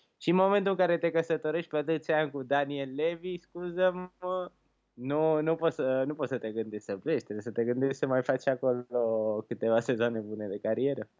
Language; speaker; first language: Romanian; early bilingual, heritage; Romanian